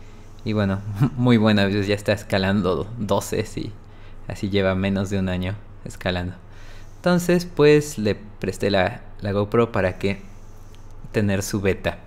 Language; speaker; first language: Spanish; native; Spanish